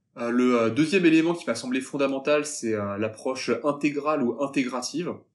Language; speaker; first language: French; native; French